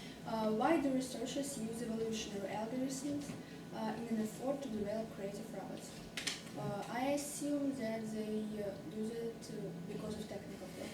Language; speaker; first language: English; non-native, fluent; Russian